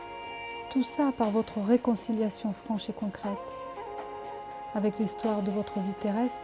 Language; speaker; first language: French; native; French